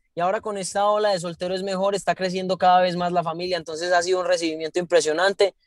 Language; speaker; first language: Spanish; native; Spanish